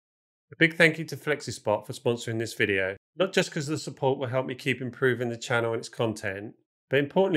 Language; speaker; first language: English; native; English